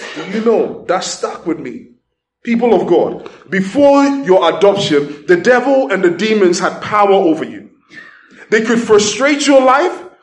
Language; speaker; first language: English; non-native, local second language; Igbo